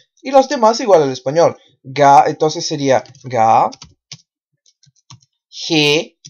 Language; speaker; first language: Spanish; non-native, fluent; Portuguese